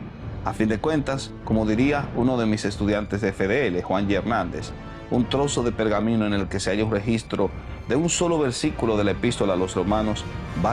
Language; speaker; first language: Spanish; native; Spanish